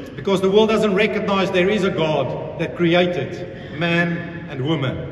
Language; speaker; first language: English; non-native, local second language; Afrikaans